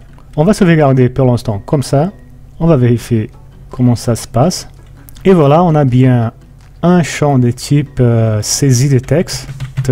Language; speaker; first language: French; non-native, fluent; Portuguese